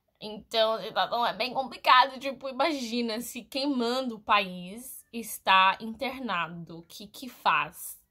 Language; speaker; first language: Portuguese; non-native, fluent; English